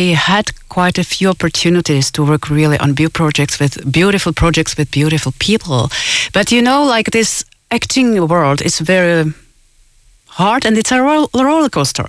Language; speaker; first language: English; non-native, fluent; Czech